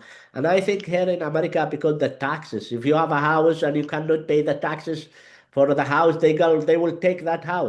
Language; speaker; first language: English; non-native, learner; Arabic